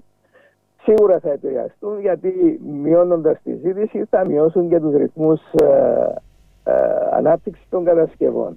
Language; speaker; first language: Greek; native; Greek